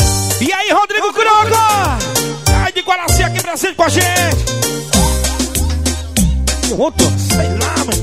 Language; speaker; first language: Portuguese; native; Portuguese